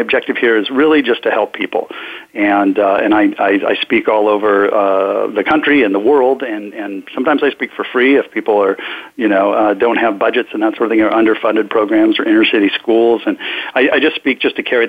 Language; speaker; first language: English; native; English